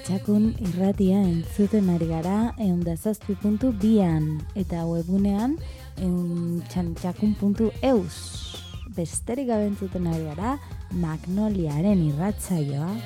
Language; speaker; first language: Basque; non-native, learner; Spanish